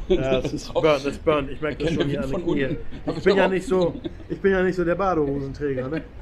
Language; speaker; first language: German; native; German